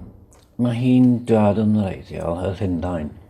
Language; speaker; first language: Welsh; non-native, learner; English